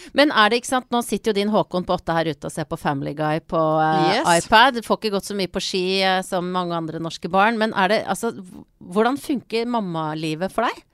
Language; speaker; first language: Norwegian; native; Norwegian